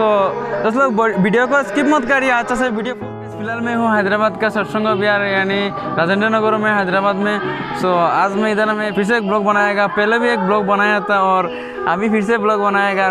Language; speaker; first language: Hindi; non-native, local second language; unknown